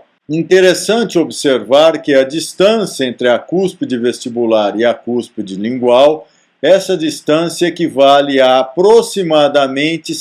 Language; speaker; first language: Portuguese; native; Portuguese